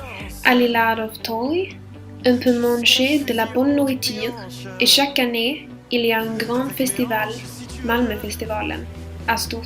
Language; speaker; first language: French; non-native, learner; Swedish